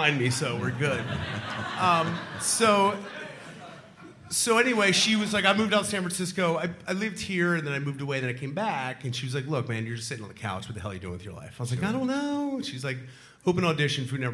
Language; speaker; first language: English; native; English